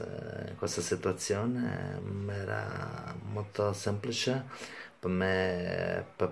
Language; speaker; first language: Italian; non-native, learner; German